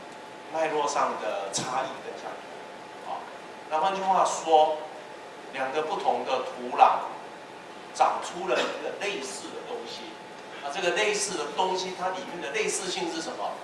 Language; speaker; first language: Chinese; native; Chinese